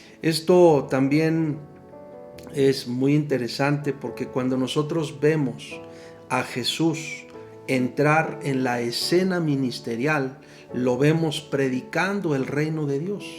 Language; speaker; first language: Spanish; native; Spanish